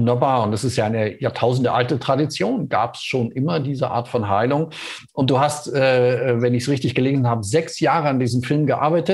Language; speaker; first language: German; native; German